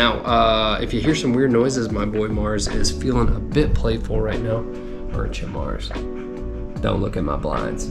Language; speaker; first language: English; native; English